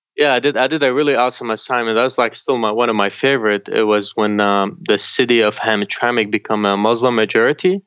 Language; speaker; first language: English; non-native, fluent; Arabic